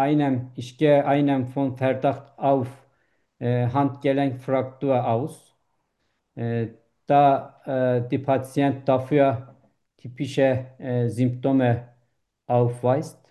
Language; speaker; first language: German; non-native, learner; Turkish